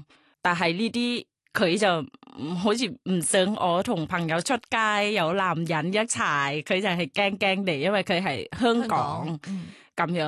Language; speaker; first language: Cantonese; non-native, learner; Thai